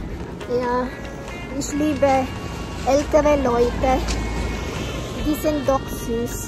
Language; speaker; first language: German; non-native, learner; Cebuano